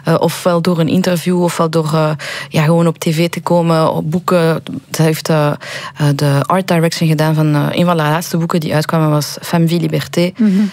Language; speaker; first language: Dutch; early bilingual, other home language; Persian